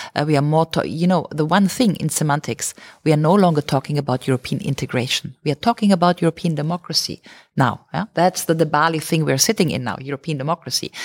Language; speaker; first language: English; non-native, fluent; German